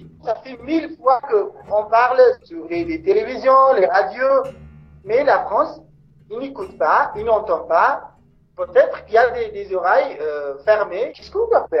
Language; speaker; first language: French; non-native, local second language; Persian